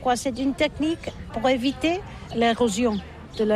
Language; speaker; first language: French; non-native, learner; Catalan